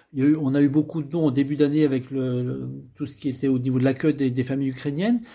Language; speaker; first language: French; native; French